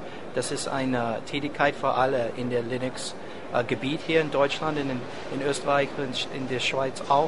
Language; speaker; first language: German; non-native, fluent; English